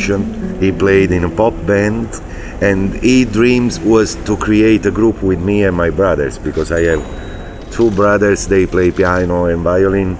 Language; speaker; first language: English; non-native, fluent; Italian